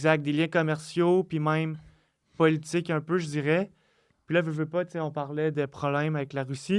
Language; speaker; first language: French; native; French